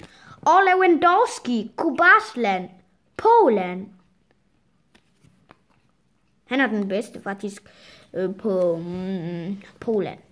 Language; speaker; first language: Danish; early bilingual, other home language; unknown